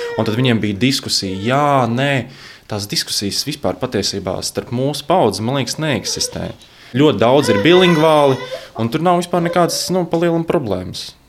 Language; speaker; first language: Latvian; non-native, local second language; Russian